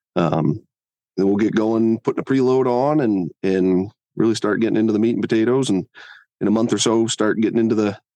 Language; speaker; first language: English; native; English